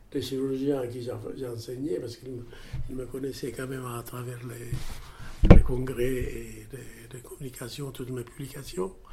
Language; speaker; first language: French; non-native, fluent; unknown